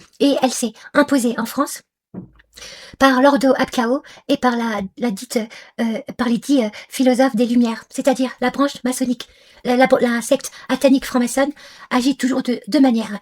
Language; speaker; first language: French; non-native, local second language; Arabic